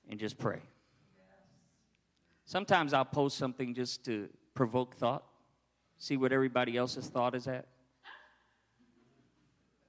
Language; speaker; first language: English; native; English